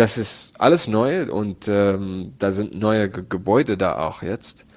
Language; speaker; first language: German; non-native, learner; Arabic